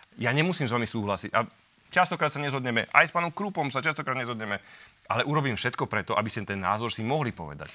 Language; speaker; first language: Slovak; native; Slovak